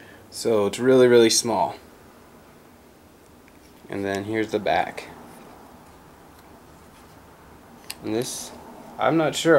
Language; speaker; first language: English; native; English